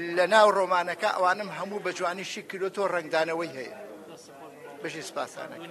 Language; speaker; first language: Central Kurdish; non-native, local second language; Gurani